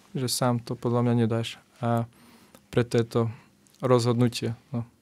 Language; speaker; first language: Slovak; native; Slovak